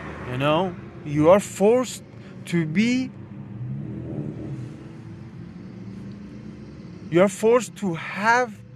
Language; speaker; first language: English; non-native, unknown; Persian